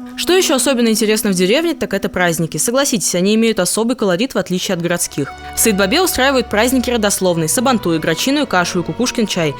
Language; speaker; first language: Russian; native; Russian